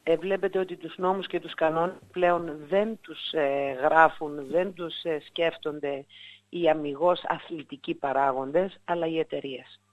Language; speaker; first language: Greek; native; Greek